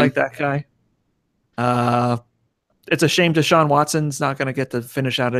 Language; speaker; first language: English; native; English